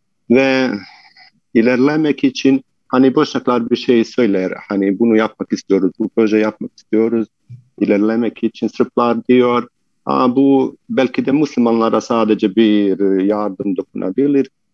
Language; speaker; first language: Turkish; non-native, fluent; Bosnian